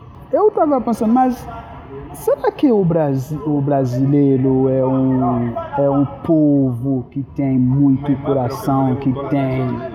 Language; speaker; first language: Portuguese; non-native, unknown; Haitian Creole